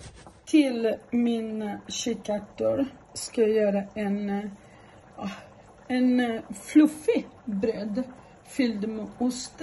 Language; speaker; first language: Swedish; non-native, learner; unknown